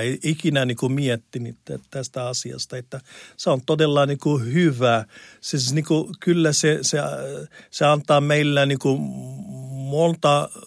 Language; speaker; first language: Finnish; non-native, learner; Arabic